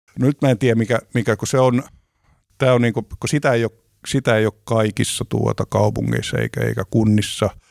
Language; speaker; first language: Finnish; native; Finnish